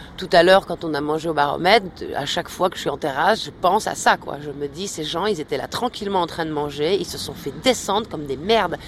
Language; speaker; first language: French; native; French